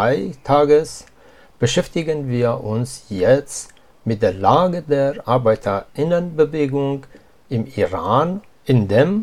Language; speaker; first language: German; non-native, fluent; Persian